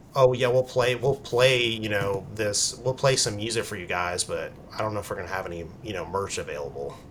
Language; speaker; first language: English; native; English